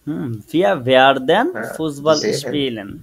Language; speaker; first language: German; non-native, fluent; Bangla